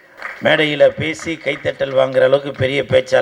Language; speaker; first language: Tamil; native; Tamil